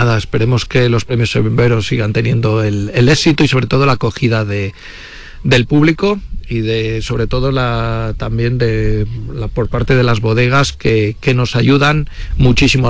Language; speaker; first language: Spanish; native; Spanish